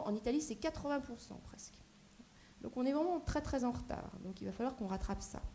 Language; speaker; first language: French; native; French